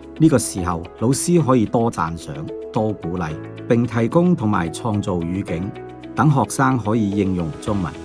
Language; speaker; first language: Cantonese; native; Cantonese